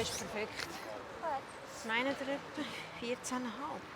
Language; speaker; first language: German; native; German